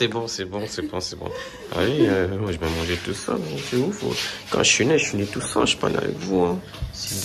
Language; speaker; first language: French; native; French